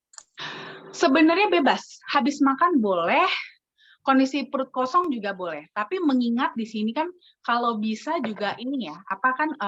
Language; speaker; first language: Indonesian; native; Indonesian